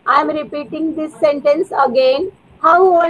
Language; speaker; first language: English; non-native, learner; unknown